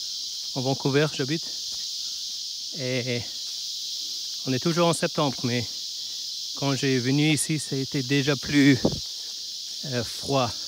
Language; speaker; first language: French; non-native, learner; Chinese